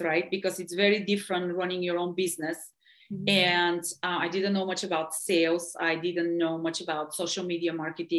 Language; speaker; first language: English; non-native, fluent; Bulgarian